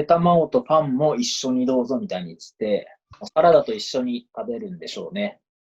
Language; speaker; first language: Japanese; native; Japanese